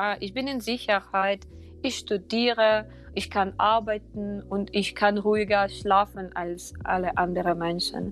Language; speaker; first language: German; non-native, fluent; Ukrainian